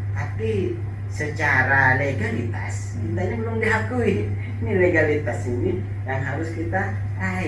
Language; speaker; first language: Indonesian; native; Indonesian